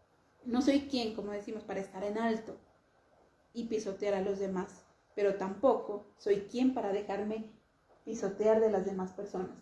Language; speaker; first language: Spanish; native; Spanish